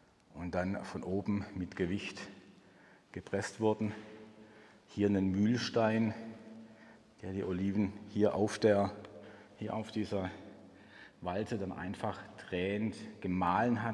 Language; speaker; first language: German; native; German